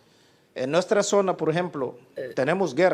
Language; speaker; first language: Spanish; non-native, learner; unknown